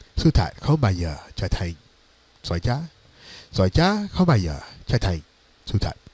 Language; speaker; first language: Vietnamese; non-native, learner; English